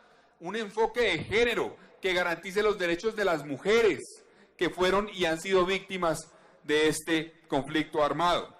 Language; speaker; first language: Spanish; native; Spanish